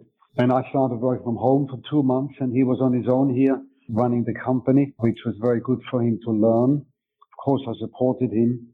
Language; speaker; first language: English; non-native, fluent; German